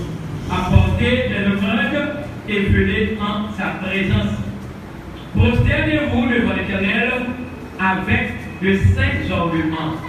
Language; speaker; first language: French; non-native, local second language; Haitian Creole